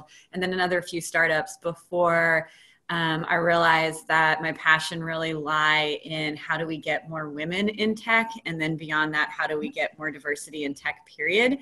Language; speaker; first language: English; native; English